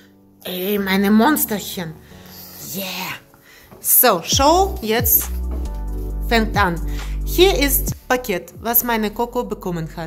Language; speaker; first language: German; non-native, learner; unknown